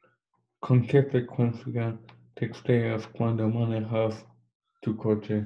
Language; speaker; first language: Spanish; non-native, learner; English